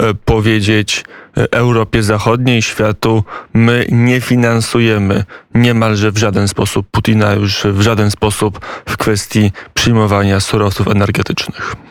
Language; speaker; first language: Polish; native; Polish